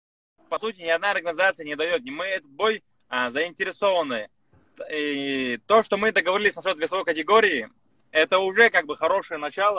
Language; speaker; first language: Russian; native; Russian